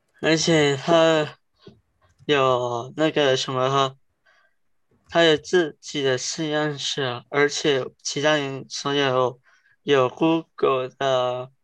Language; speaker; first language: Chinese; early bilingual, heritage; Chinese